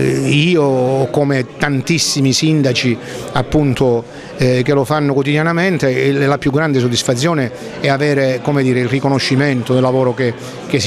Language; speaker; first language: Italian; native; Italian